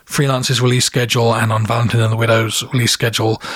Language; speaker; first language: English; native; English